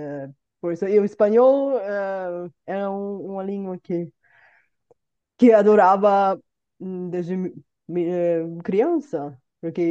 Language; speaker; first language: Portuguese; non-native, fluent; Bulgarian